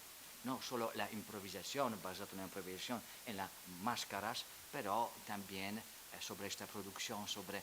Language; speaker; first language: Spanish; non-native, fluent; Polish